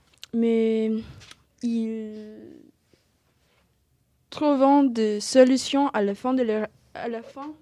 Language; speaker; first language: French; non-native, learner; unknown